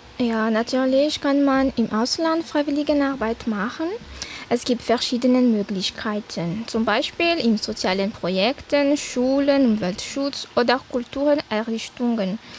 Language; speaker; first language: German; non-native, fluent; Malagasy